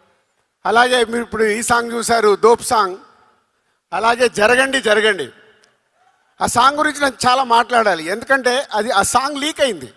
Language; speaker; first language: Telugu; native; Telugu